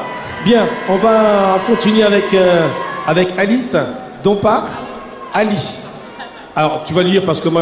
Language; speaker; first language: French; native; French